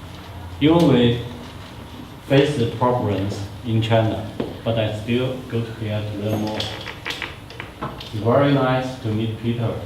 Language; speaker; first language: English; non-native, learner; Chinese